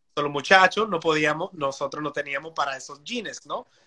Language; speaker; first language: Spanish; early bilingual, heritage; Spanish